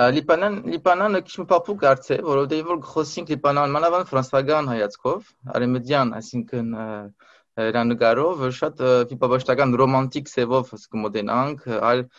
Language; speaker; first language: Armenian; early bilingual, heritage; Armenian